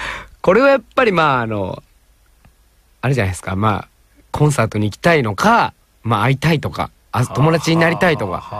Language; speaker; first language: Japanese; native; Japanese